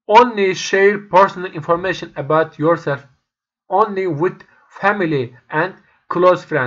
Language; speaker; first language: English; non-native, fluent; Turkish